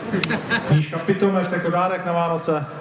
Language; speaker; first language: Czech; native; Czech